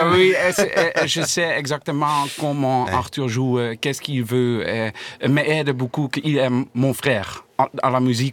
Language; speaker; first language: French; non-native, learner; Dutch